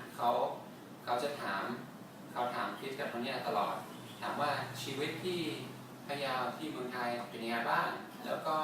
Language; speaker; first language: Thai; non-native, fluent; English